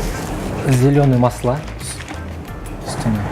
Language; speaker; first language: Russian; non-native, local second language; Kyrgyz